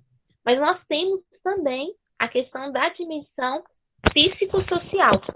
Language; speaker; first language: Portuguese; native; Portuguese